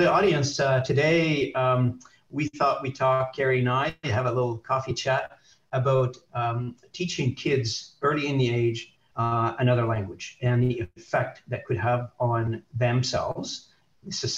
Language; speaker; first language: English; non-native, fluent; Arabic